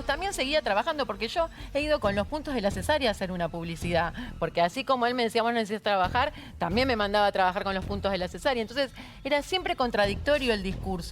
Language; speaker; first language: Spanish; native; Spanish